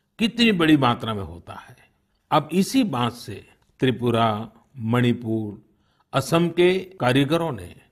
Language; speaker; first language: Hindi; non-native, local second language; Gujarati